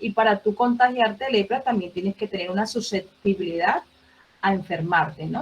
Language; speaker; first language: Spanish; native; Spanish